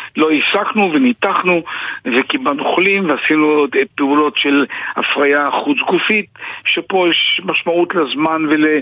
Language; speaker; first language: Hebrew; native; Hebrew